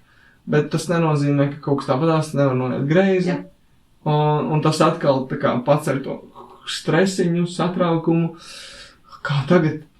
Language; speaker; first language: Latvian; native; Latvian